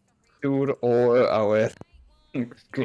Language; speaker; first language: Welsh; non-native, local second language; English